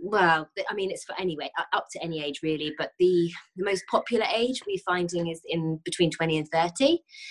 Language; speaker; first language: English; native; English